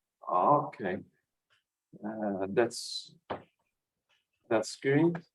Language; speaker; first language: English; non-native, fluent; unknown